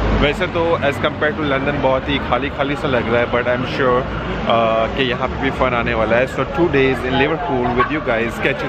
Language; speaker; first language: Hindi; non-native, local second language; Pashto